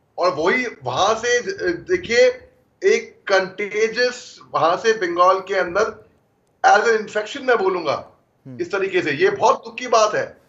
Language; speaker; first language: Hindi; native; Hindi